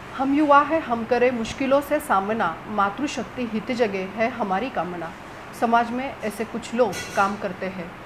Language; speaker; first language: Hindi; non-native, local second language; Marathi